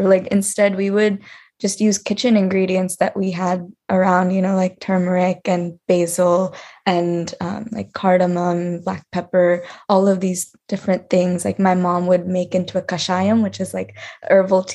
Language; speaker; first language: English; native; English